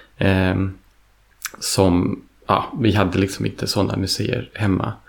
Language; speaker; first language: Swedish; early bilingual, heritage; Swedish